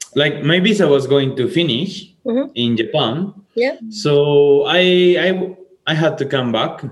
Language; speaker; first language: English; non-native, fluent; Spanish